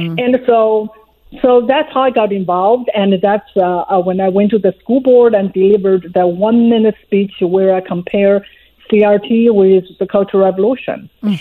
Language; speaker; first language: English; non-native, fluent; Chinese